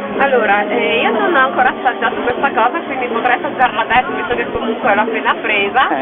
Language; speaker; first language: Italian; native; Italian